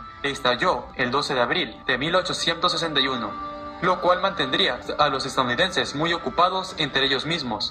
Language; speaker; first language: Spanish; native; Spanish